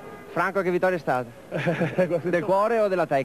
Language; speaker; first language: Italian; native; Italian